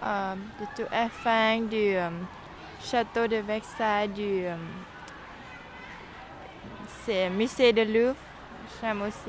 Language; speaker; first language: French; non-native, learner; Lao